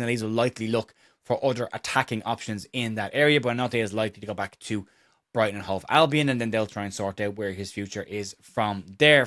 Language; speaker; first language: English; native; English